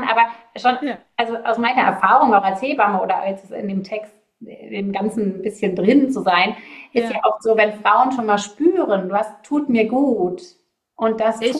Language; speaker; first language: German; native; German